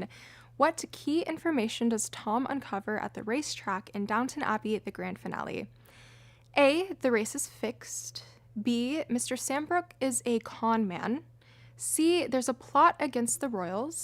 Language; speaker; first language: English; native; English